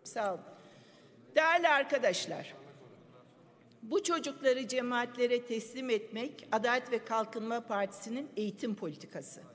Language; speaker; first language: Turkish; native; Turkish